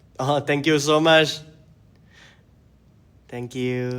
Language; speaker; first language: English; non-native, learner; Thai